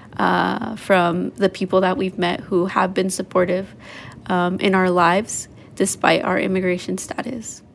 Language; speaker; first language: English; early bilingual, other home language; Spanish